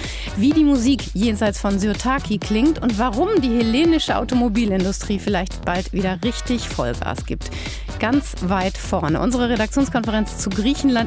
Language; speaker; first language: German; native; German